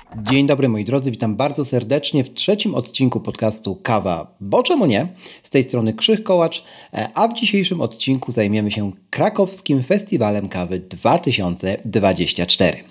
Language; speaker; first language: Polish; native; Polish